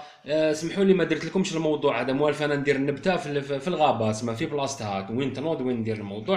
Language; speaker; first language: Arabic; native; Arabic